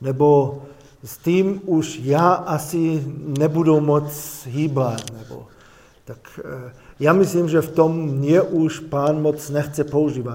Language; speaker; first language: Czech; non-native, fluent; German